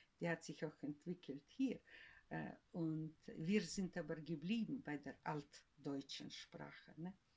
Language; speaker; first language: German; early bilingual, heritage; German